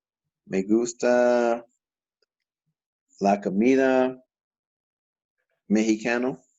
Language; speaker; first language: Spanish; non-native, learner; English